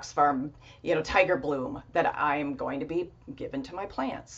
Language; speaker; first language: English; native; English